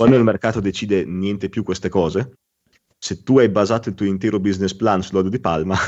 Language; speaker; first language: Italian; native; Italian